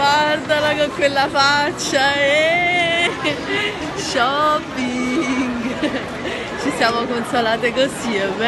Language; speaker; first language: Italian; native; Italian